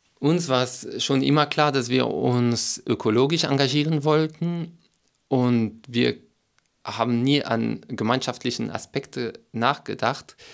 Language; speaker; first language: German; non-native, fluent; French